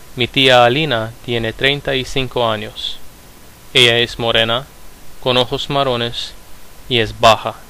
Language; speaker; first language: Spanish; non-native, fluent; Romanian